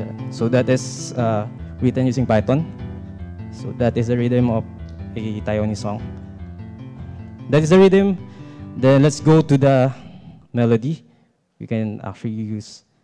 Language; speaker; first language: English; non-native, local second language; Filipino